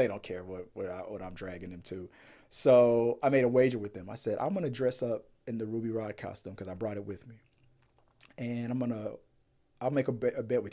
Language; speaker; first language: English; native; English